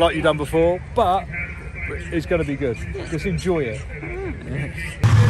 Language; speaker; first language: English; native; English